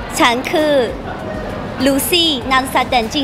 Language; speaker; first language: Thai; non-native, learner; Chinese